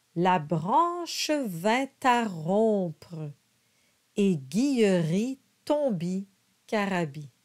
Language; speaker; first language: French; native; French